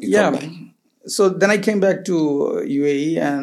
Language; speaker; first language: English; non-native, local second language; Malayalam